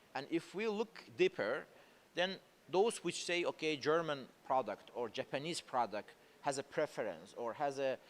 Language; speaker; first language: English; non-native, fluent; Azerbaijani